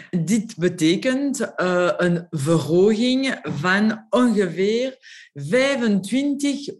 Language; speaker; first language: Dutch; non-native, local second language; French